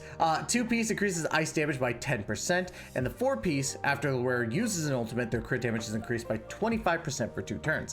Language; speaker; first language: English; native; English